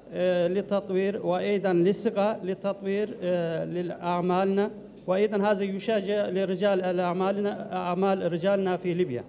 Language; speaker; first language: Arabic; non-native, learner; Turkish